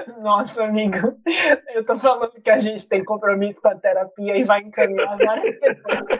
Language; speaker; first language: Portuguese; native; Portuguese